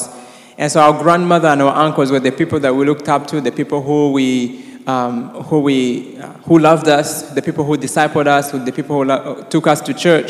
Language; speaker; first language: English; non-native, local second language; Kinyarwanda